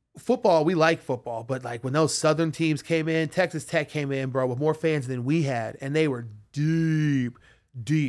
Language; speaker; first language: English; native; English